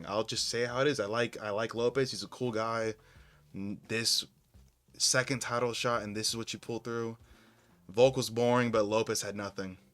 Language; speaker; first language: English; native; English